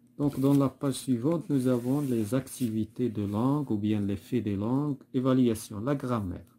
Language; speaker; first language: French; non-native, local second language; Arabic